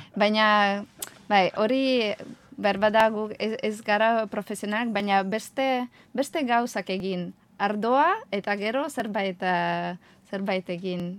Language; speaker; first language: Basque; non-native, learner; Ukrainian